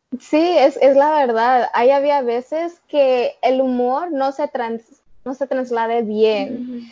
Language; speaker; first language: Spanish; early bilingual, heritage; Spanish